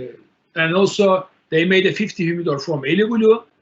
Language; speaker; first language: English; non-native, learner; Turkish